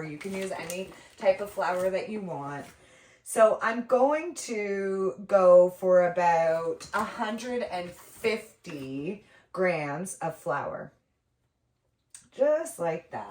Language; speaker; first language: English; native; English